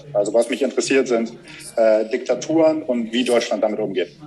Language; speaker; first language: German; native; German